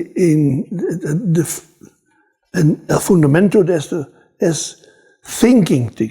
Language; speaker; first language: Spanish; non-native, fluent; Dutch